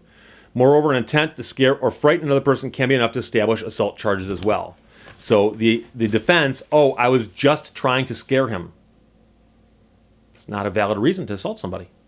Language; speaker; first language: English; native; English